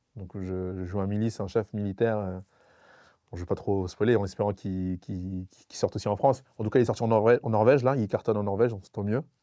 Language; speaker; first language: French; non-native, local second language; Sango